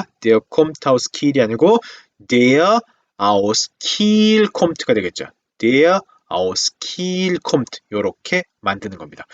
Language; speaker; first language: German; non-native, fluent; Korean